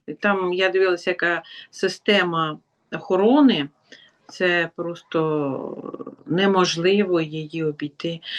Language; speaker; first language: Ukrainian; non-native, local second language; Russian